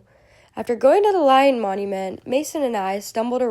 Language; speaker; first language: English; native; English